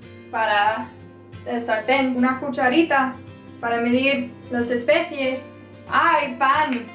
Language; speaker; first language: Spanish; non-native, fluent; English